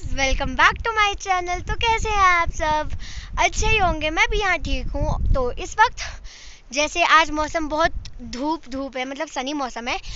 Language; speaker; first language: Hindi; non-native, local second language; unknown